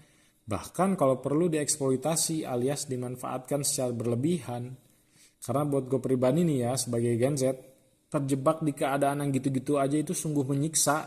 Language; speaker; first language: Indonesian; native; Indonesian